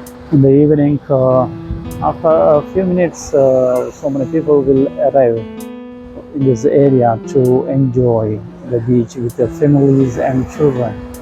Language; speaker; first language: English; non-native, local second language; Tamil